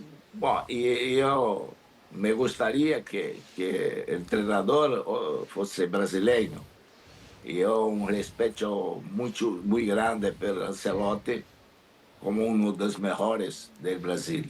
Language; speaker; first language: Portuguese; non-native, learner; Spanish